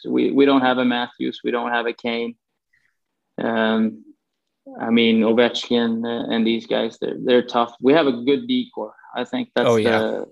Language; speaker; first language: English; non-native, fluent; Swedish